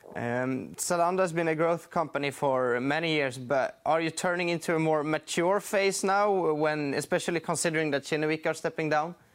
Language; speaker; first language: English; non-native, fluent; Swedish